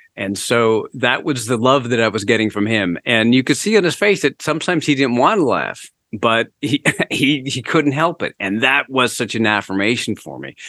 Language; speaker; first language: English; native; English